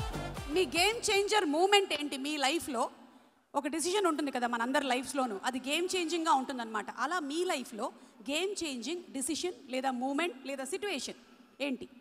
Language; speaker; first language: Telugu; native; Telugu